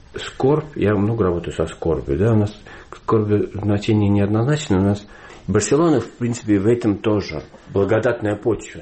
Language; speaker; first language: Russian; native; Russian